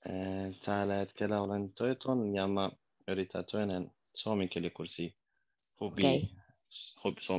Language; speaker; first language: Finnish; non-native, learner; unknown